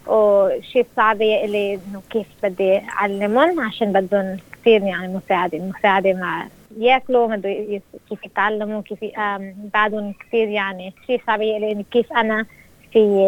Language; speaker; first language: Arabic; early bilingual, heritage; Arabic